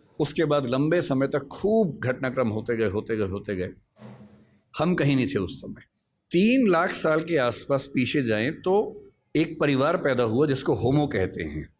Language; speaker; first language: Hindi; native; Hindi